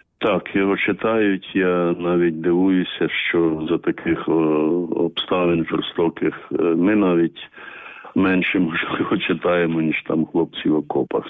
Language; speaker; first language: Ukrainian; native; Ukrainian